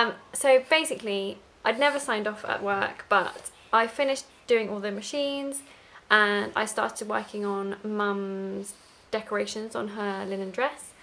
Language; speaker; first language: English; native; English